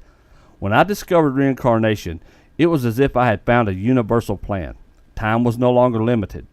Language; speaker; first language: English; native; English